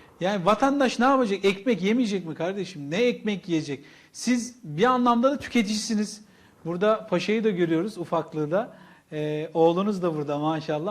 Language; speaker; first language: Turkish; native; Turkish